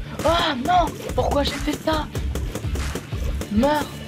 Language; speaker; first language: French; native; French